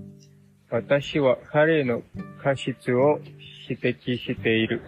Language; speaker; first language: Japanese; non-native, learner; English